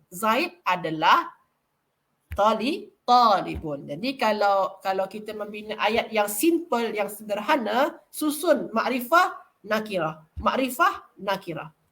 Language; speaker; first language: Malay; native; Malay